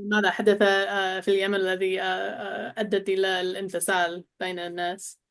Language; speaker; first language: Arabic; non-native, learner; English